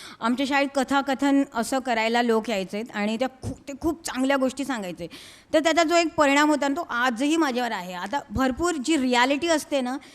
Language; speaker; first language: Marathi; native; Marathi